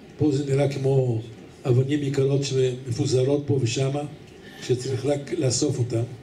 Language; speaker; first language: Hebrew; native; Hebrew